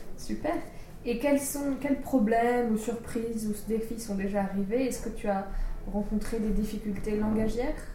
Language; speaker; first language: French; native; French